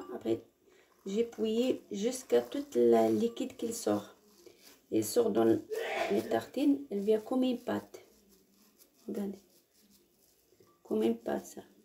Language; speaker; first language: French; non-native, learner; Arabic